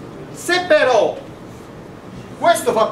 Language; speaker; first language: Italian; native; Italian